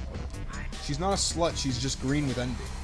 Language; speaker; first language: English; native; English